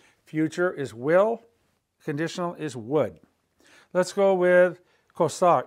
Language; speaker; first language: English; native; English